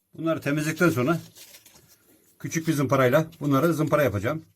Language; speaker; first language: Turkish; native; Turkish